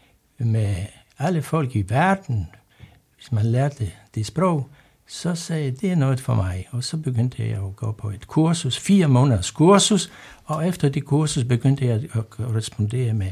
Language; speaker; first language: Danish; non-native, fluent; Polish